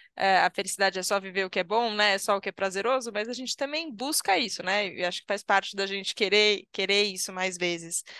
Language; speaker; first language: Portuguese; native; Portuguese